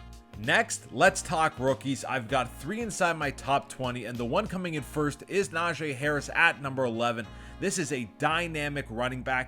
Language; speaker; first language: English; native; English